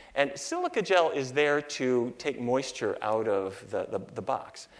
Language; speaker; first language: English; native; English